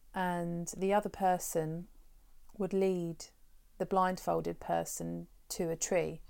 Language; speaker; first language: English; native; English